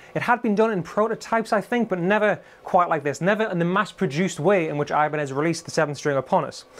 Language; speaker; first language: English; native; English